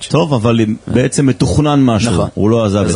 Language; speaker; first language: Hebrew; native; Hebrew